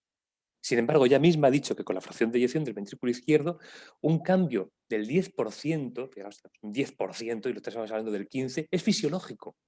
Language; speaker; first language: Spanish; native; Spanish